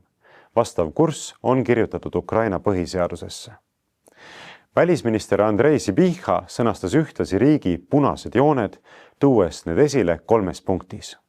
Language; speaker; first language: Estonian; native; Estonian